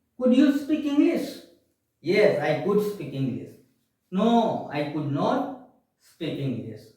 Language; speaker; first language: English; non-native, fluent; Gujarati